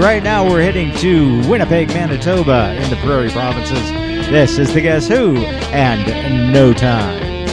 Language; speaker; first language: English; native; English